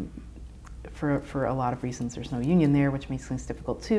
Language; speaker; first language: English; native; English